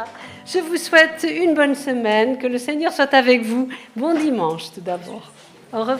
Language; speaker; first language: French; native; French